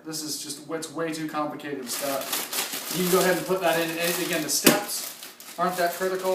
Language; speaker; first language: English; native; English